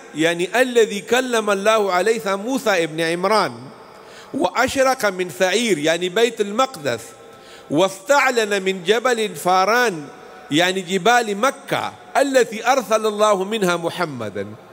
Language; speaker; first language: Arabic; non-native, fluent; Urdu